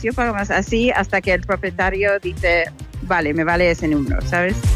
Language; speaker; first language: Spanish; non-native, fluent; English